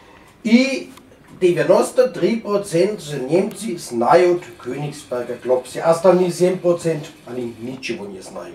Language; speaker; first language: Russian; non-native, learner; German